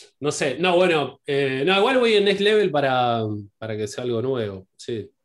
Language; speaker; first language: Spanish; native; Spanish